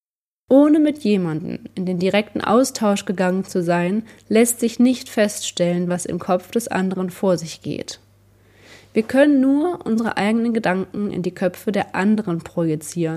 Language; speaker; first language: German; native; German